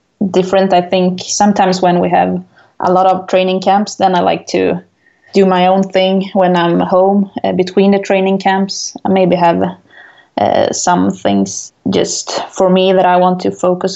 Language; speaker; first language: English; non-native, fluent; Swedish